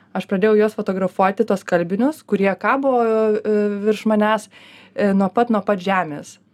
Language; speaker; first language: Lithuanian; native; Lithuanian